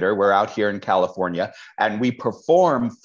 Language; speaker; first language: English; native; English